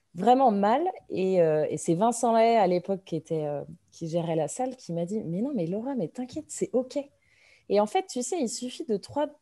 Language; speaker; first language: French; native; French